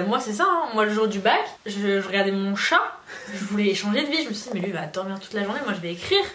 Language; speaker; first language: French; native; French